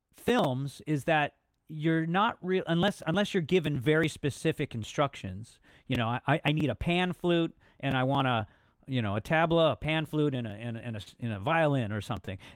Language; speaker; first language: English; native; English